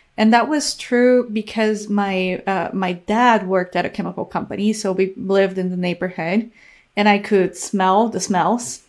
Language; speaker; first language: English; non-native, fluent; Portuguese